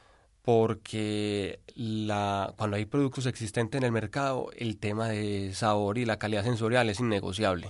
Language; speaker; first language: Spanish; native; Spanish